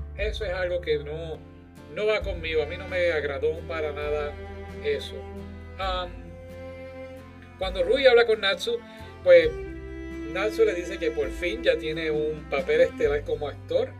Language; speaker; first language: Spanish; native; Spanish